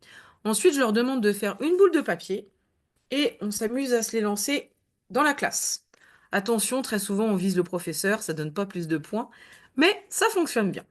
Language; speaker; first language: French; native; French